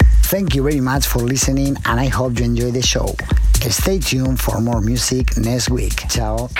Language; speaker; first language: English; non-native, fluent; Spanish